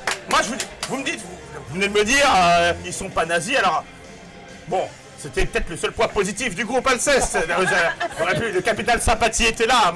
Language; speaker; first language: French; native; French